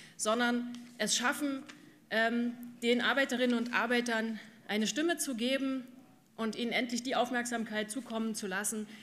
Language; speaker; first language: German; native; German